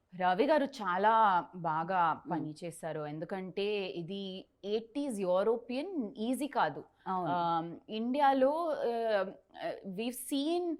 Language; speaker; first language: Telugu; non-native, learner; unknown